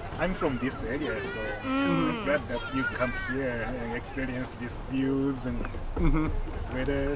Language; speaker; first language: English; non-native, fluent; Japanese